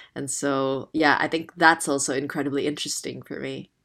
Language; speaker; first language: English; non-native, fluent; Indonesian